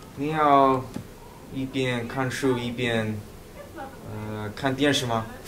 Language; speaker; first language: Chinese; non-native, learner; English